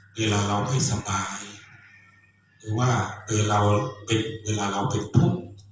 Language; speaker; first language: Thai; non-native, local second language; Khmer